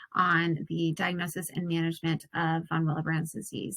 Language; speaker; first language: English; native; English